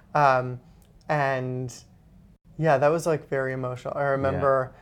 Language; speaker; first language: English; non-native, fluent; Hebrew